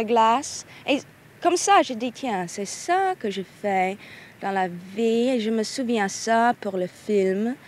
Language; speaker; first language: French; non-native, fluent; Italian